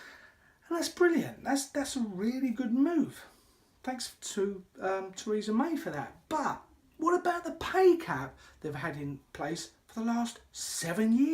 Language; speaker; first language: English; native; English